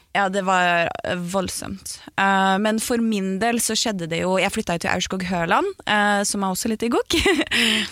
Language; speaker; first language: Norwegian; native; Norwegian